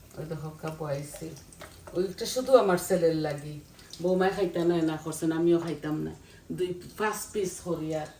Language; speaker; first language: Bangla; native; Bangla